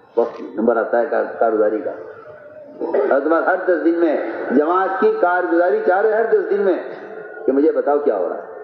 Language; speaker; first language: Urdu; native; Urdu